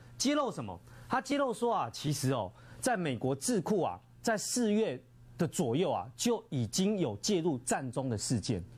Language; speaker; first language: Chinese; native; Chinese